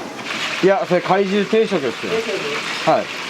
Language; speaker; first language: Japanese; native; Japanese